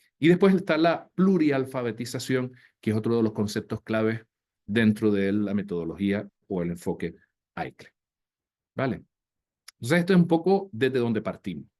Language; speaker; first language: Spanish; native; Spanish